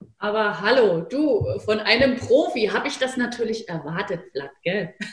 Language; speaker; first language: German; native; German